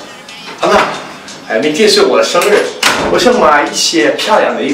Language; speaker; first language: Chinese; non-native, learner; English